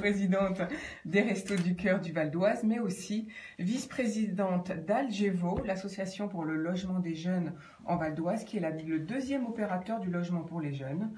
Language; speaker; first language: French; native; French